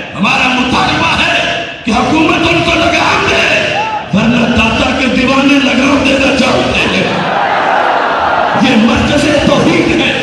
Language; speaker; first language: Urdu; non-native, local second language; Punjabi